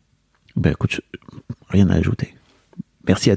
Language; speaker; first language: French; native; French